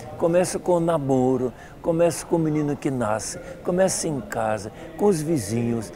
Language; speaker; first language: Portuguese; non-native, fluent; Dutch